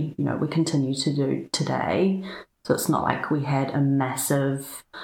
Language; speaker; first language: English; native; English